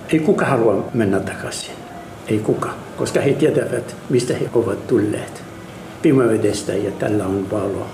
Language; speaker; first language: Finnish; non-native, fluent; Arabic